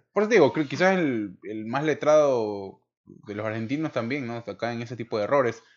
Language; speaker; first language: Spanish; native; Spanish